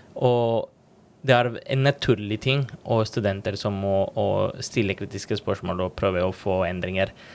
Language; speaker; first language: Norwegian; non-native, fluent; Spanish